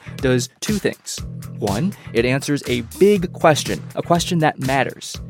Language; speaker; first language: English; early bilingual, other home language; Chinese